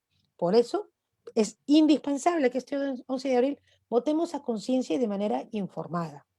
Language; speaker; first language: Spanish; native; Spanish